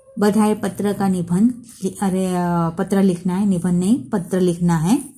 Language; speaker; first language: Hindi; non-native, local second language; Gujarati